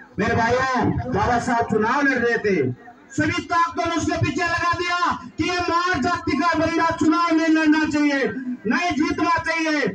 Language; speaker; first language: Hindi; native; Hindi